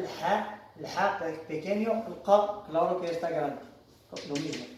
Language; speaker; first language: Spanish; non-native, fluent; Arabic